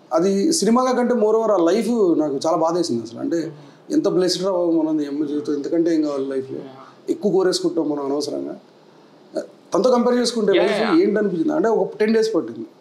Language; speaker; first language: Telugu; native; Telugu